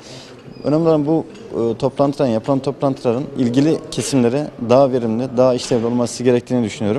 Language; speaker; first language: Turkish; native; Turkish